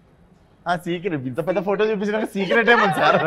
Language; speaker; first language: Telugu; native; Telugu